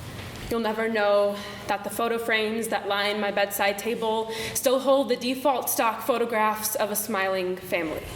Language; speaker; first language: English; native; English